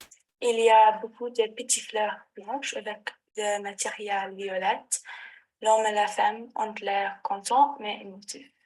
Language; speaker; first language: French; non-native, learner; English